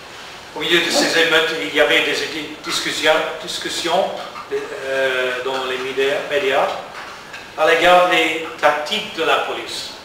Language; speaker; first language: French; non-native, learner; English